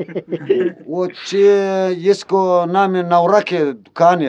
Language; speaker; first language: Hindi; non-native, learner; Pashto